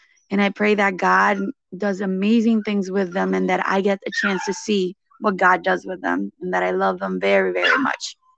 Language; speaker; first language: English; early bilingual, other home language; Spanish